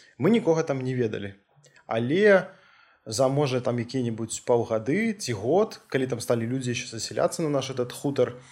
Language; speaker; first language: Belarusian; non-native, local second language; Russian